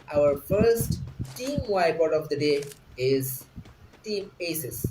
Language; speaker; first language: English; non-native, local second language; Bangla